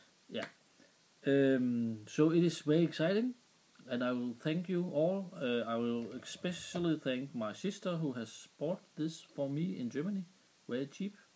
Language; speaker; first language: English; non-native, learner; Danish